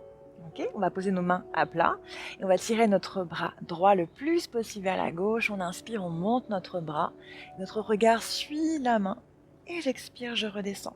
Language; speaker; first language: French; native; French